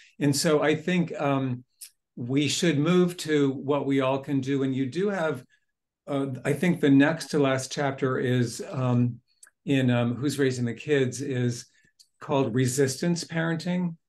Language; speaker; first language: English; native; English